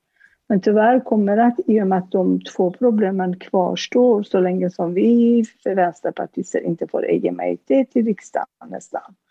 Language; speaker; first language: Swedish; non-native, fluent; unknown